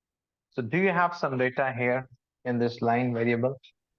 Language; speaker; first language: English; non-native, local second language; Hindi